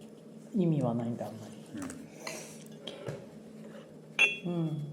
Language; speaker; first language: Japanese; native; Japanese